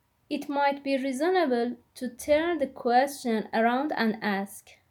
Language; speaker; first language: English; non-native, fluent; Persian